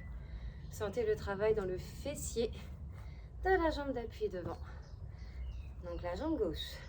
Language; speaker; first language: French; native; French